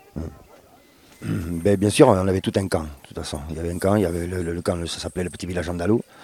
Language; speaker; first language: French; early bilingual, other home language; Spanish